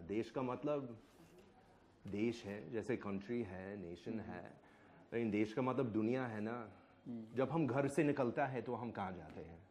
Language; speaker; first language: Hindi; non-native, fluent; English